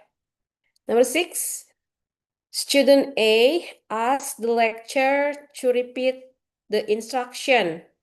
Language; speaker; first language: English; non-native, learner; Indonesian